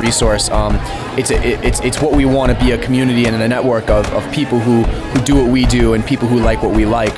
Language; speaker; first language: English; native; English